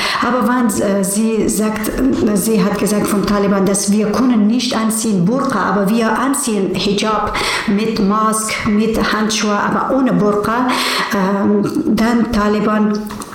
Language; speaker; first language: German; non-native, learner; Persian